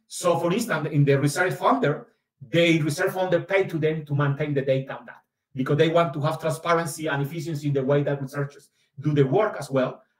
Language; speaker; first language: English; non-native, fluent; Spanish